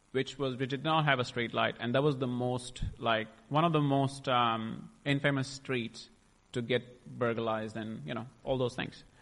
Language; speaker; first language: English; non-native, local second language; Punjabi